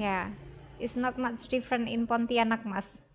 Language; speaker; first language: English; non-native, fluent; Indonesian